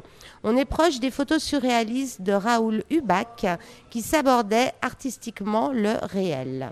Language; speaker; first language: French; native; French